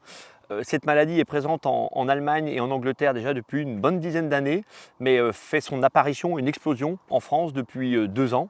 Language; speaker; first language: French; native; French